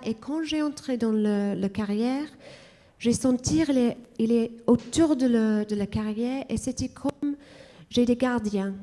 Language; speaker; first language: French; non-native, fluent; English